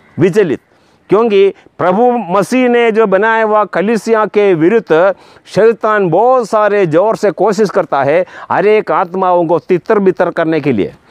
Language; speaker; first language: Hindi; non-native, local second language; Malayalam